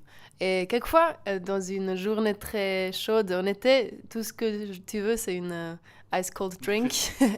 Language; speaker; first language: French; non-native, local second language; German